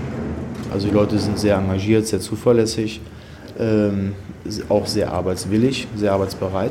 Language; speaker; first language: German; native; German